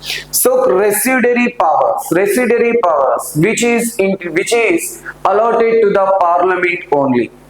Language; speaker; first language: English; non-native, local second language; Telugu